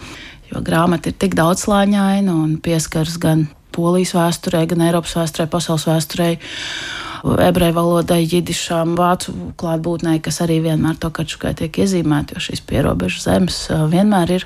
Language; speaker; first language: Latvian; native; Latvian